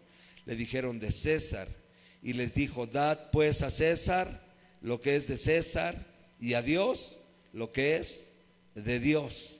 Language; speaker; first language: Spanish; native; Spanish